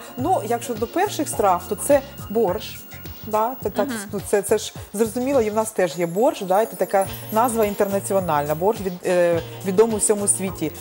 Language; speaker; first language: Ukrainian; non-native, local second language; Romanian